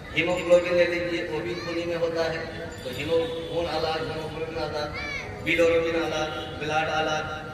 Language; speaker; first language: Urdu; native; Urdu